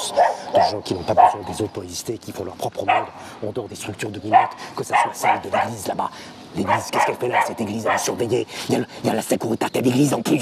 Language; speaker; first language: French; native; French